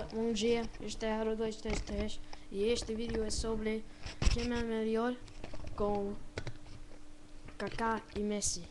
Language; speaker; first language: Portuguese; non-native, learner; English